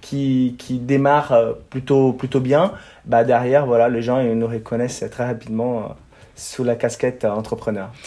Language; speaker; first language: French; non-native, fluent; Portuguese